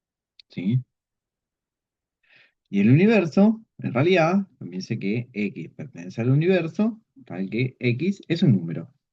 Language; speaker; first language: Spanish; native; Spanish